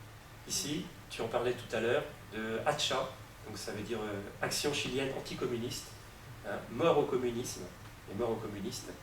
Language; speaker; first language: French; native; French